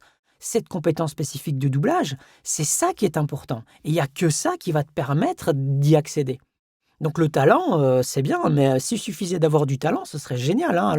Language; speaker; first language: French; native; French